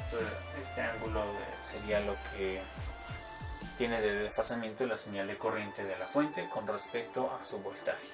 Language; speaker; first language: Spanish; native; Spanish